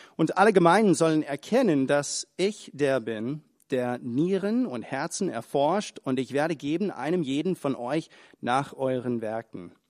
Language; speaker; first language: German; non-native, fluent; English